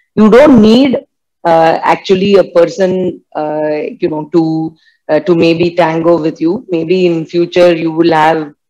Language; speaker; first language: English; non-native, local second language; Tamil